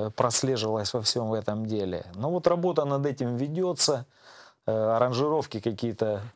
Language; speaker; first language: Russian; native; Russian